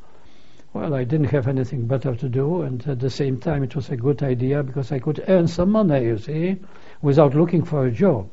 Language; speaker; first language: English; non-native, fluent; Polish